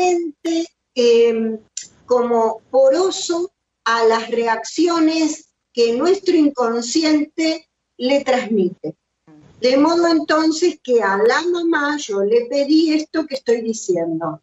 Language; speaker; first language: Spanish; native; Spanish